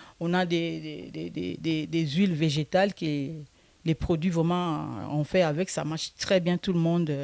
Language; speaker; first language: French; non-native, local second language; Lingala